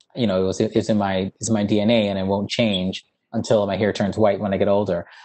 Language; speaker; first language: English; native; English